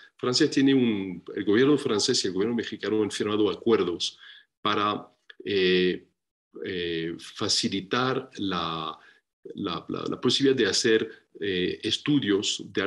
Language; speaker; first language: Spanish; non-native, fluent; French